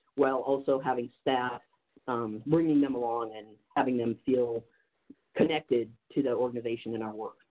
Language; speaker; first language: English; native; English